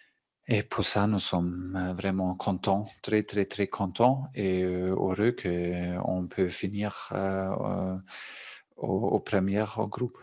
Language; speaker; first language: French; non-native, fluent; German